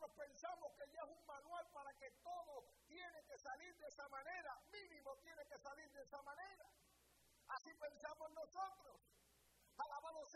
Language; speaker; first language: Spanish; early bilingual, heritage; Spanish